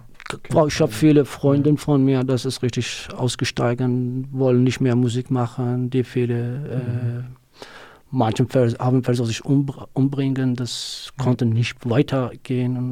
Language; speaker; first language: German; non-native, learner; Kurdish